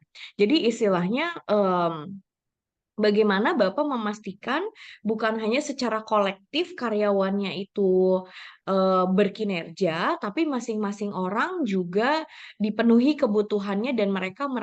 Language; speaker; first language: Indonesian; native; Indonesian